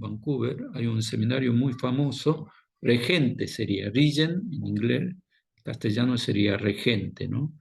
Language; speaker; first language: Spanish; non-native, fluent; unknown